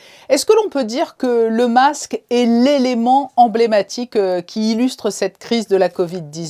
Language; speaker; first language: French; native; French